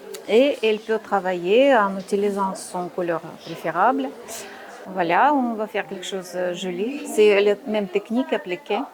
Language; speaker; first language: French; non-native, learner; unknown